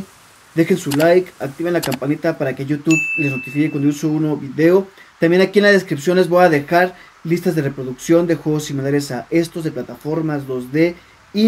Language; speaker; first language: Spanish; native; Spanish